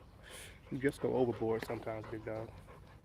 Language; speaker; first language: English; native; English